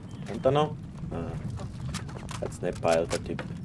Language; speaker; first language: German; native; German